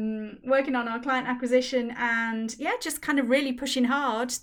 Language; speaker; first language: English; native; English